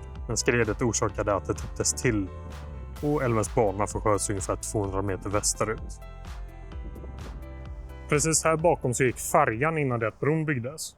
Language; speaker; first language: Swedish; native; Swedish